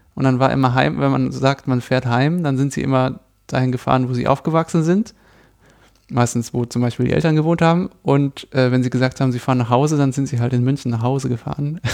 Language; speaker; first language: German; native; German